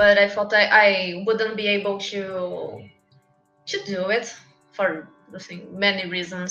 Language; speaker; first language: English; non-native, fluent; Portuguese